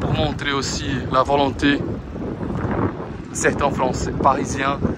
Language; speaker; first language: French; non-native, fluent; Portuguese